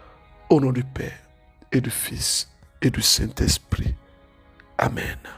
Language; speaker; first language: French; native; French